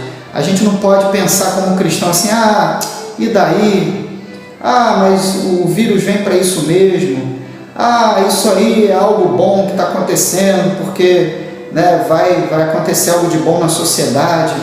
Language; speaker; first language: Portuguese; native; Portuguese